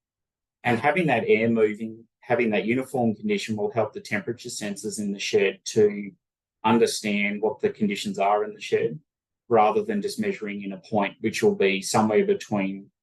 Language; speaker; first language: English; native; English